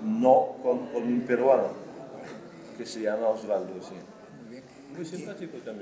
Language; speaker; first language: Spanish; non-native, fluent; French